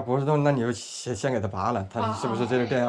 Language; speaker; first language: Chinese; native; Chinese